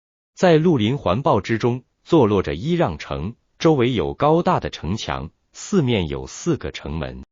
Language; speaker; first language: Chinese; native; Chinese